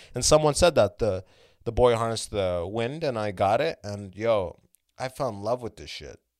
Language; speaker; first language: English; early bilingual, other home language; Arabic